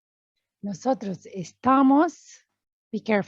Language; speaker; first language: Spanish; non-native, learner; Arabic